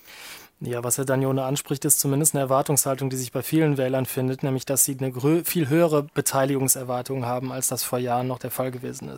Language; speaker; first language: German; native; German